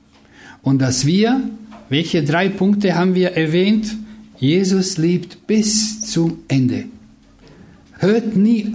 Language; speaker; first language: German; non-native, fluent; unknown